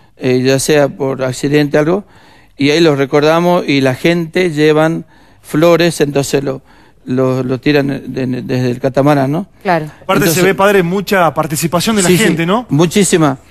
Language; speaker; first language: Spanish; native; Spanish